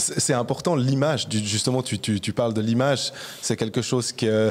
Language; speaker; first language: French; native; French